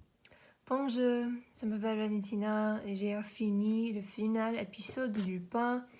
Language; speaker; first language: French; non-native, learner; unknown